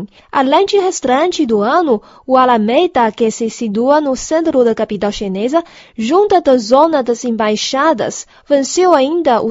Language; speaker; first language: Portuguese; non-native, fluent; Chinese